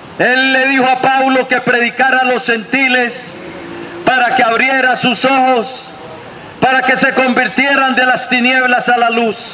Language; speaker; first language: Spanish; native; Spanish